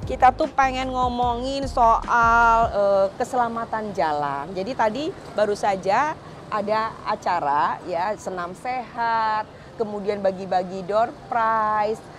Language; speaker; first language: Indonesian; native; Indonesian